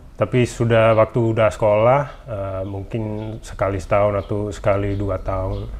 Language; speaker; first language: Indonesian; early bilingual, heritage; Dutch